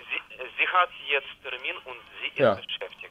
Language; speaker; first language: German; non-native, learner; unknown